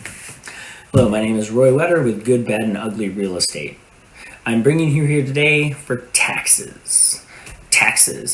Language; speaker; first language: English; native; English